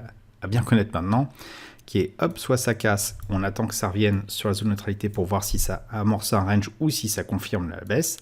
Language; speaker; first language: French; native; French